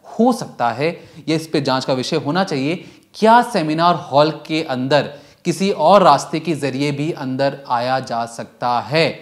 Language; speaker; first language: Hindi; native; Hindi